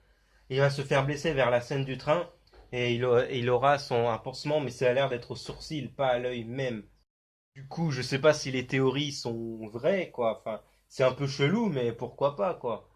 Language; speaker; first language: French; native; French